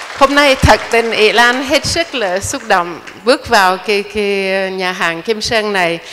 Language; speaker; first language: Vietnamese; non-native, fluent; English